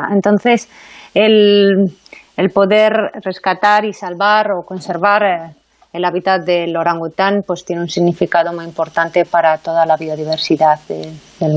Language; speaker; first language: Spanish; native; Spanish